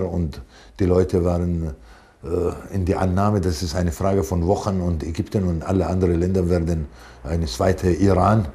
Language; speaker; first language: German; non-native, fluent; Arabic